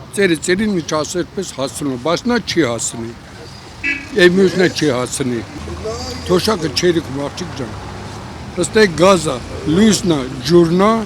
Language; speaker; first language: Armenian; native; Armenian